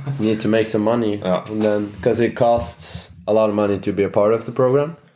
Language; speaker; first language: English; non-native, fluent; Norwegian